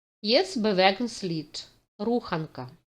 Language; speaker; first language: German; non-native, fluent; Ukrainian